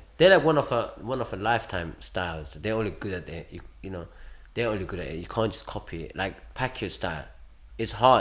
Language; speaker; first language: English; early bilingual, other home language; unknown